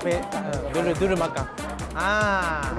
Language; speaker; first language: Indonesian; non-native, learner; Japanese